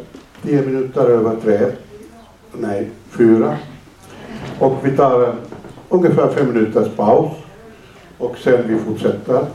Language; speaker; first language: Swedish; non-native, fluent; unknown